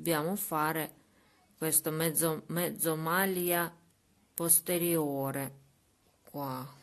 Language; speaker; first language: Italian; non-native, learner; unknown